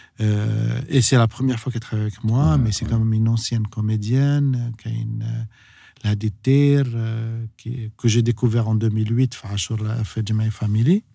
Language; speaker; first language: French; non-native, local second language; Arabic